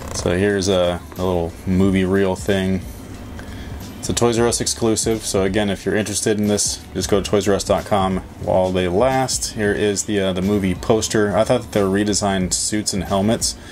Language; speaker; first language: English; native; English